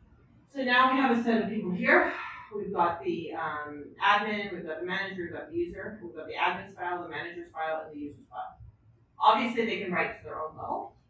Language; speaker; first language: English; native; English